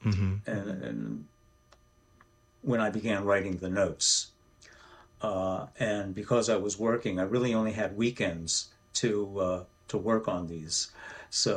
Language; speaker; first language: English; native; English